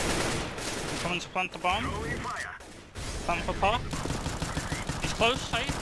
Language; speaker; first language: English; native; English